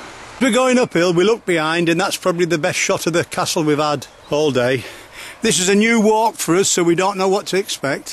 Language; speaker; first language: English; native; English